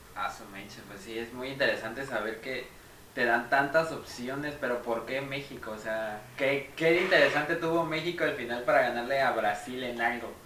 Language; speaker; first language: Spanish; native; Spanish